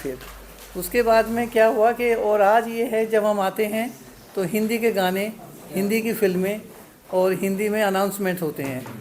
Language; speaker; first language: Hindi; native; Hindi